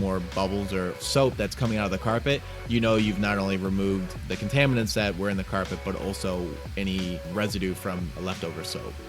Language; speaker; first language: English; native; English